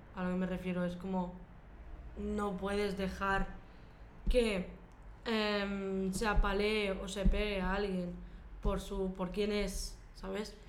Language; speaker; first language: Spanish; early bilingual, other home language; Arabic